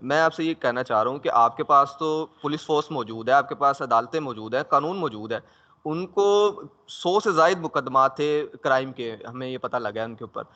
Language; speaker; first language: Urdu; native; Urdu